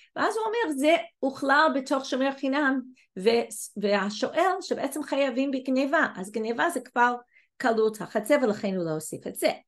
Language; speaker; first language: Hebrew; non-native, fluent; English